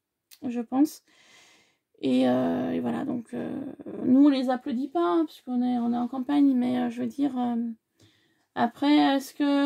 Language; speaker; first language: French; native; French